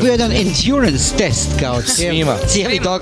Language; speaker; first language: Croatian; native; Croatian